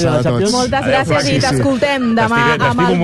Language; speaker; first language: Catalan; native; Catalan